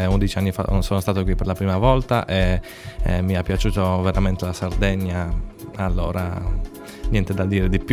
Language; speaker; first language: Italian; non-native, fluent; Polish